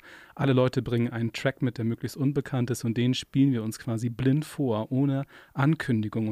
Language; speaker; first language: German; native; German